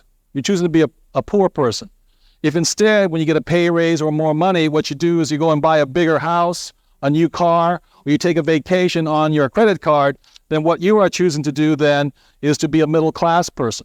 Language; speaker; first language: English; native; English